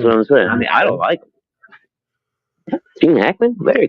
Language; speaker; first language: English; native; English